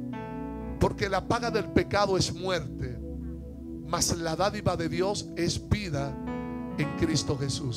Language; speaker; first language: Spanish; native; Spanish